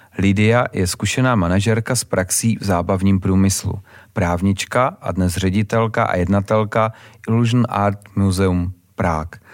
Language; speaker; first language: Czech; native; Czech